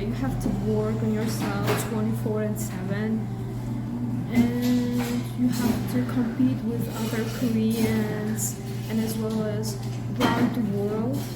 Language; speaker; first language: English; non-native, learner; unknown